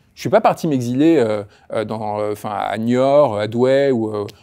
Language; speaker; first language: French; early bilingual, other home language; Spanish